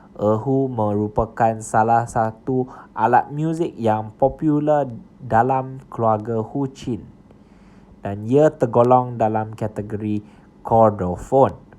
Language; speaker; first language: Malay; non-native, local second language; Chinese